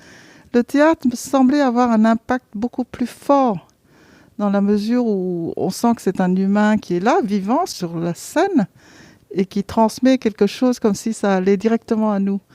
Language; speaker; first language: French; non-native, fluent; Vietnamese